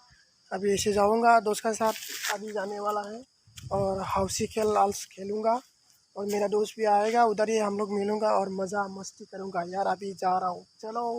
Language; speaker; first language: Hindi; non-native, local second language; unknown